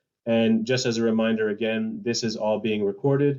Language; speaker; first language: English; native; English